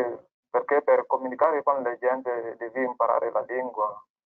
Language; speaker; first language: Italian; non-native, learner; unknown